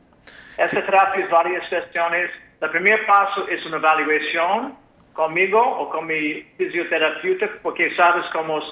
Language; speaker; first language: Spanish; non-native, fluent; English